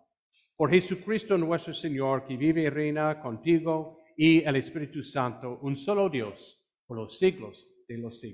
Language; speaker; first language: Spanish; non-native, fluent; English